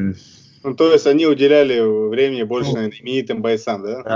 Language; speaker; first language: Russian; native; Russian